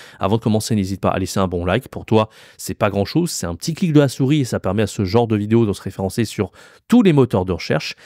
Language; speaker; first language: French; native; French